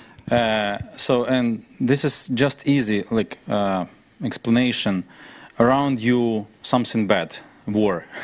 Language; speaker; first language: English; non-native, learner; Ukrainian